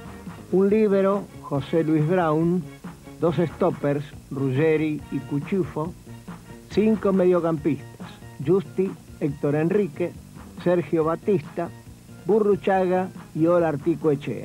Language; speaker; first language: Spanish; native; Spanish